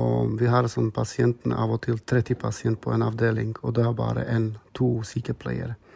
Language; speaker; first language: Norwegian; non-native, fluent; Slovak